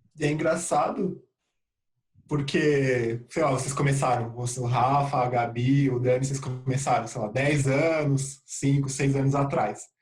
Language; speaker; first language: Portuguese; native; Portuguese